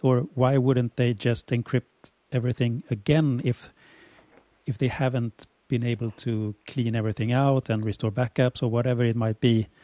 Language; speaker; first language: English; non-native, fluent; Swedish